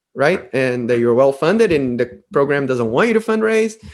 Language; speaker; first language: English; non-native, fluent; Portuguese